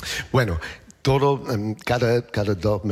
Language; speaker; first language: Spanish; non-native, learner; English